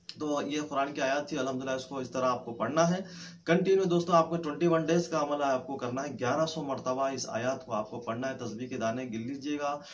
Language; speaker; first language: Urdu; native; Urdu